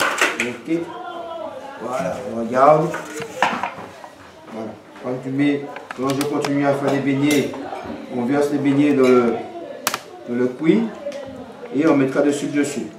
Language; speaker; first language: French; native; French